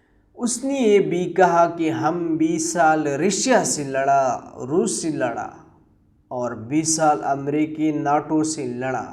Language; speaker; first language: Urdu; non-native, learner; Pashto